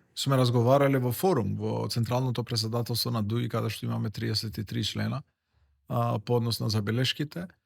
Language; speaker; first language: Macedonian; non-native, local second language; Albanian